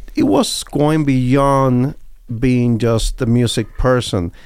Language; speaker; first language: English; non-native, fluent; Spanish